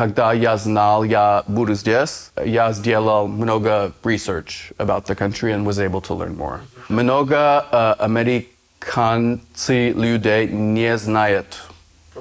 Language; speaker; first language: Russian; non-native, learner; English